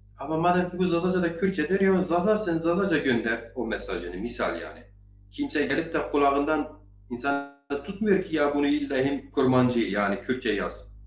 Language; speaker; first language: Turkish; non-native, local second language; Zaza